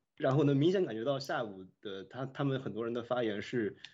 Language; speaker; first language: Chinese; native; Chinese